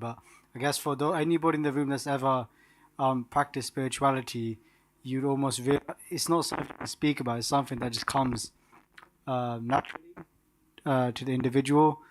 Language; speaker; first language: English; non-native, local second language; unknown